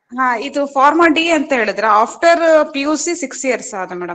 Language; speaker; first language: Kannada; native; Kannada